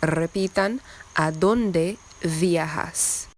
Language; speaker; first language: Spanish; non-native, fluent; English